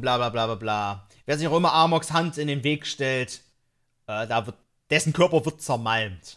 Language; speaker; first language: German; native; German